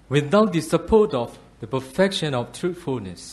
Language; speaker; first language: English; non-native, fluent; Burmese